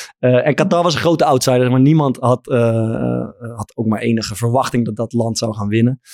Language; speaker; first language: Dutch; native; Dutch